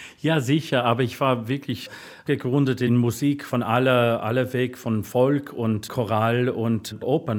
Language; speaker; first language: German; non-native, fluent; English